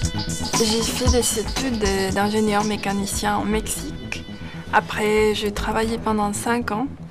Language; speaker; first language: French; non-native, fluent; Spanish